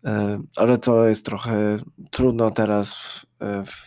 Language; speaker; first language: Polish; early bilingual, heritage; English